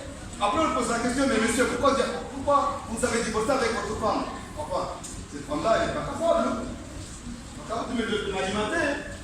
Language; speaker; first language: French; non-native, local second language; Comorian